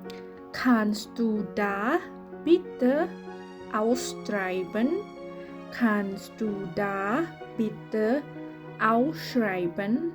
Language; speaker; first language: German; non-native, fluent; Khmer